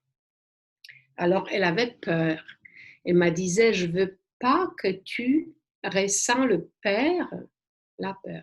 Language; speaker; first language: French; non-native, fluent; Polish